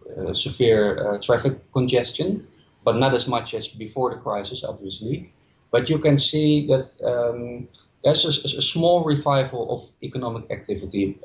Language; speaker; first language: English; non-native, fluent; Dutch